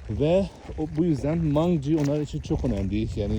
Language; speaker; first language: Turkish; non-native, learner; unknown